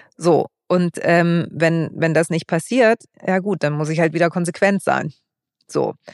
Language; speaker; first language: German; early bilingual, other home language; Greek